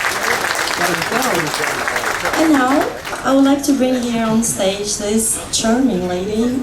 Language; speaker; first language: English; non-native, fluent; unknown